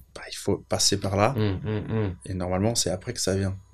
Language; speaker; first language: French; non-native, fluent; Portuguese